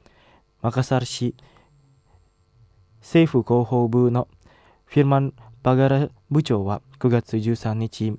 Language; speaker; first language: Japanese; non-native, fluent; Indonesian